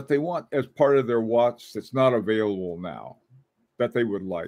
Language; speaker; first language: English; native; English